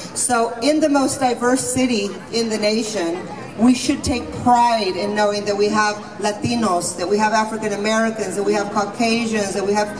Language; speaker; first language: English; early bilingual, other home language; Spanish